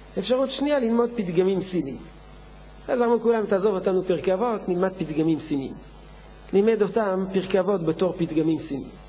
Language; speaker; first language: Hebrew; non-native, fluent; French